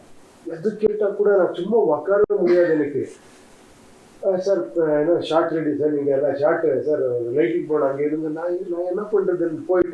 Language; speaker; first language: Tamil; non-native, learner; Kannada